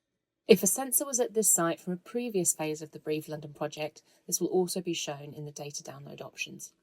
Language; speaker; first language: English; native; English